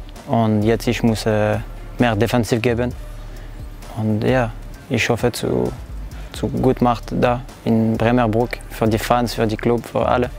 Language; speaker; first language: German; non-native, learner; French